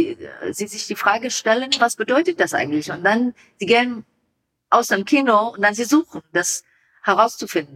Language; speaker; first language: German; non-native, learner; Persian